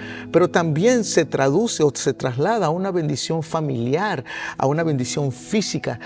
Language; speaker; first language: Spanish; early bilingual, heritage; Spanish